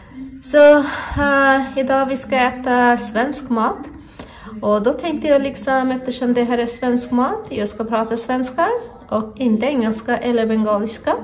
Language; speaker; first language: Swedish; non-native, fluent; Bangla